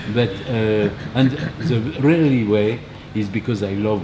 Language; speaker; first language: English; non-native, learner; French